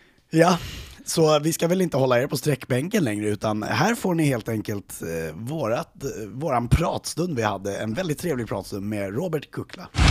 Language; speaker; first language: Swedish; native; Swedish